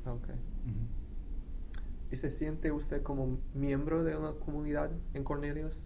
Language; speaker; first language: Spanish; non-native, fluent; English